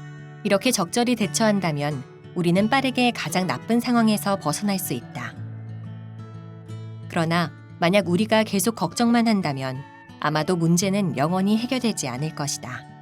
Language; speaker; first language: Korean; native; Korean